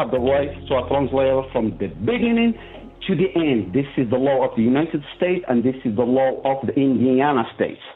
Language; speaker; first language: English; non-native, fluent; Arabic